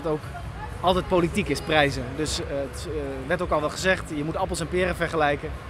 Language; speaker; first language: Dutch; native; Dutch